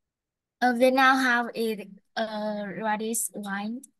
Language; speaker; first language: English; non-native, learner; Vietnamese